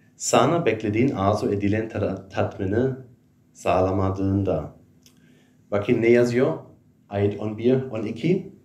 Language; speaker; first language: Turkish; non-native, fluent; German